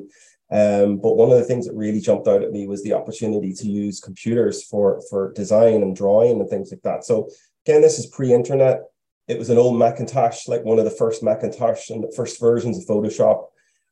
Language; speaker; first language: English; native; English